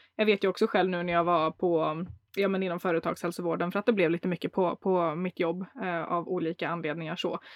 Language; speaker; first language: Swedish; early bilingual, other home language; Bosnian